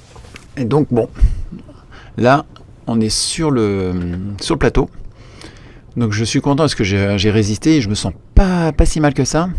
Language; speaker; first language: French; native; French